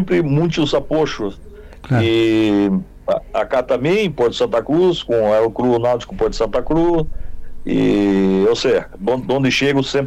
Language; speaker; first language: Spanish; non-native, learner; Portuguese